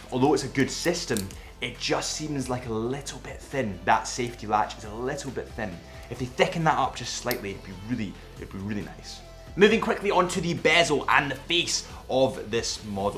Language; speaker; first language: English; native; English